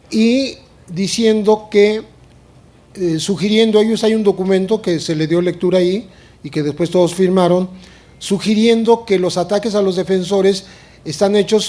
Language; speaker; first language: Spanish; native; Spanish